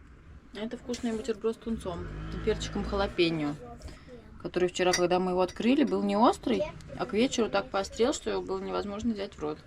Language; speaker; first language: Russian; native; Russian